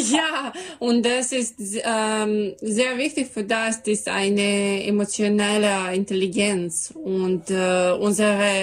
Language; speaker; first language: German; non-native, learner; Serbian